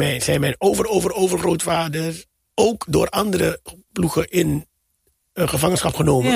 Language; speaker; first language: Dutch; native; Dutch